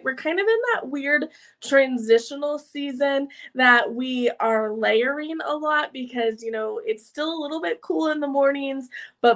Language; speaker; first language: English; native; English